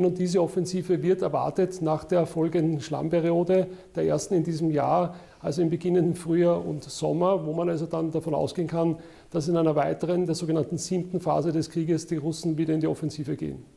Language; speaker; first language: German; native; German